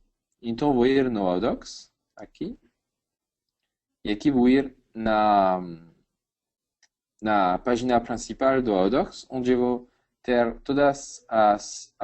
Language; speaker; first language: Portuguese; non-native, learner; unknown